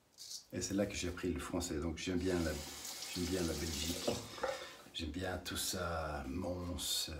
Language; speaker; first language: French; non-native, learner; English